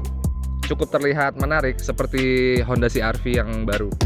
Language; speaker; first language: Indonesian; native; Indonesian